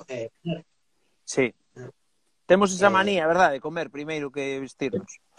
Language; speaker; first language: Galician; native; Galician